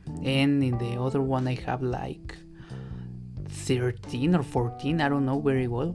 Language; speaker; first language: English; non-native, learner; Spanish